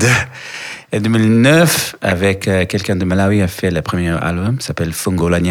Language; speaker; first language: French; non-native, learner; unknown